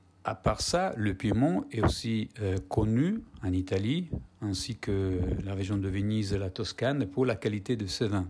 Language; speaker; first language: French; non-native, fluent; Italian